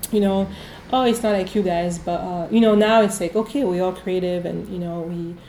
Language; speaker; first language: English; non-native, fluent; French